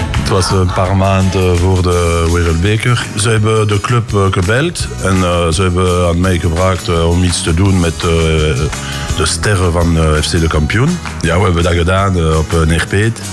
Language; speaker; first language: Dutch; non-native, local second language; French